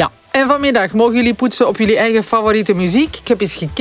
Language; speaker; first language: Dutch; native; Dutch